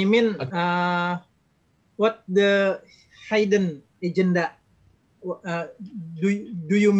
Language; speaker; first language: English; non-native, learner; Indonesian